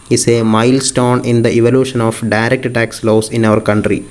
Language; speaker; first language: English; non-native, local second language; Malayalam